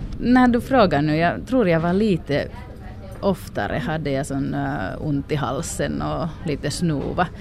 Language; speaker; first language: Swedish; non-native, local second language; Finnish